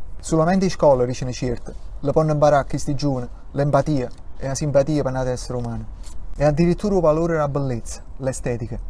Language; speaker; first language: Italian; non-native, local second language; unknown